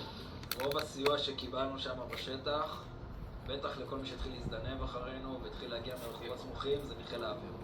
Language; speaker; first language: Hebrew; native; Hebrew